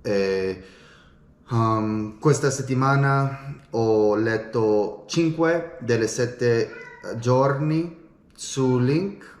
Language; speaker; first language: Italian; non-native, learner; English